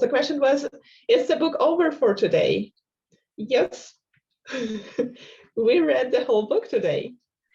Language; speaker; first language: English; non-native, fluent; Ukrainian